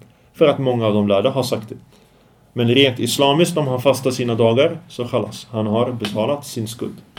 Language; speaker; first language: Swedish; early bilingual, other home language; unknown